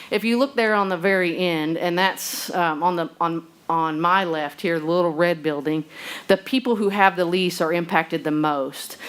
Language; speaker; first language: English; native; English